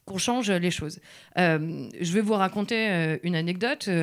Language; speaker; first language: French; native; French